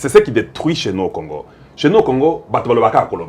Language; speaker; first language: French; non-native, local second language; Lingala